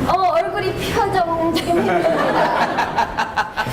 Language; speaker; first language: Korean; non-native, learner; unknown